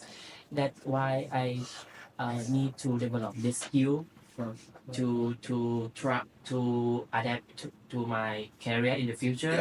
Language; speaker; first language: English; non-native, learner; Thai